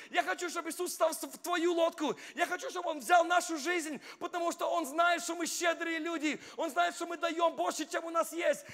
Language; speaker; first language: Russian; non-native, fluent; English